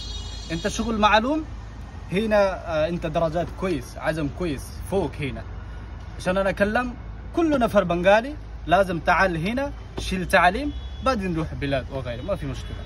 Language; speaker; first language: Arabic; non-native, learner; Bangla